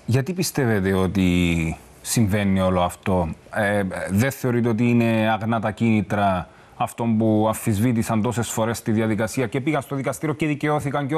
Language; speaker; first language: Greek; native; Greek